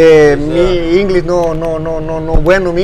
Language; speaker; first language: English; non-native, learner; Spanish